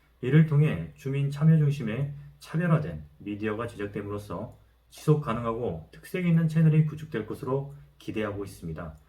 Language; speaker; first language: Korean; native; Korean